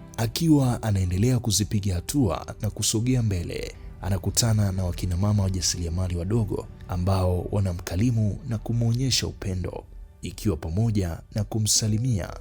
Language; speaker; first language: Swahili; native; Swahili